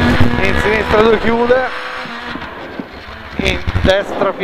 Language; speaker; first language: Italian; native; Italian